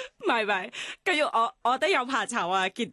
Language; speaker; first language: Cantonese; non-native, fluent; Thai